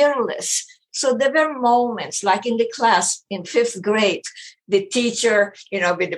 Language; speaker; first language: English; non-native, fluent; German